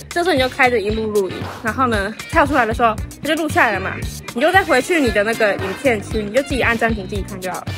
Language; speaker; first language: Chinese; native; Chinese